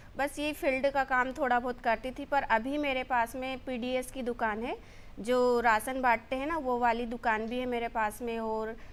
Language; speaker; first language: Hindi; native; Hindi